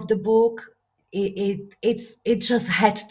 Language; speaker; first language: English; non-native, fluent; Slovak